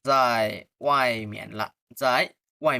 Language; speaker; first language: Chinese; non-native, fluent; Bangla